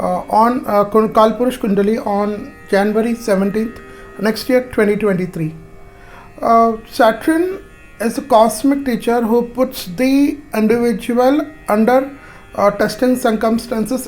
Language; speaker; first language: English; non-native, local second language; Hindi